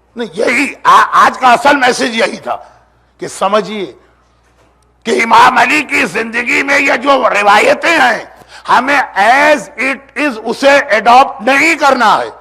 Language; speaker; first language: Urdu; native; Urdu